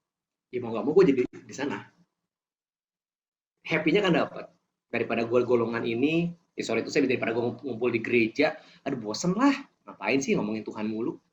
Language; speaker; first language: Indonesian; native; Indonesian